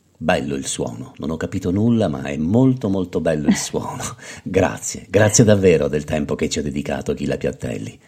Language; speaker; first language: Italian; native; Italian